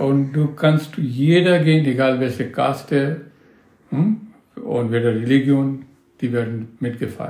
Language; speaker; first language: German; non-native, learner; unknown